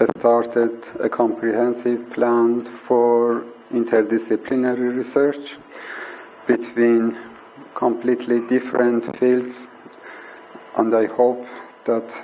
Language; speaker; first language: English; non-native, fluent; Persian